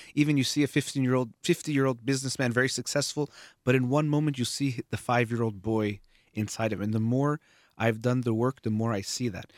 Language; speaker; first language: English; early bilingual, other home language; Persian